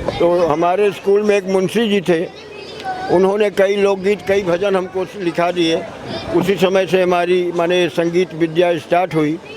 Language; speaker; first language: Hindi; native; Hindi